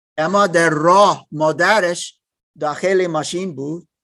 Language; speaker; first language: Persian; non-native, learner; German